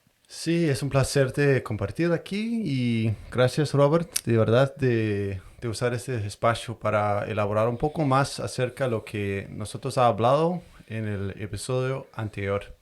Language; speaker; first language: Spanish; non-native, fluent; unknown